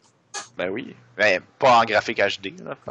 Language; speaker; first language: French; native; French